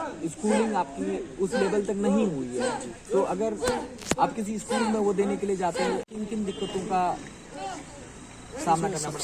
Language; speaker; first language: Hindi; native; Hindi